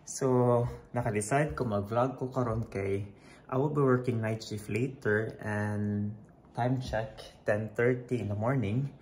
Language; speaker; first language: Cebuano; non-native, local second language; Filipino